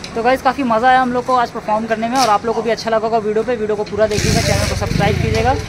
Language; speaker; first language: Hindi; native; Hindi